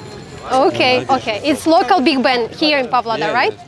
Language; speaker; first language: English; non-native, learner; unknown